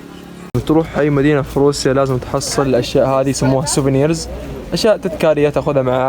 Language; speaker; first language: Arabic; native; Arabic